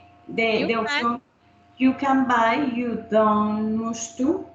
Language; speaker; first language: English; non-native, learner; Spanish